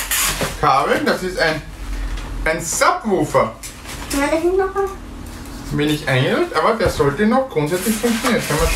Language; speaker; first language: German; native; German